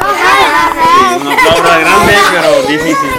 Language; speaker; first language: Spanish; non-native, learner; Urdu